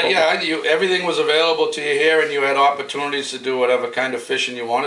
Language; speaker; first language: English; native; English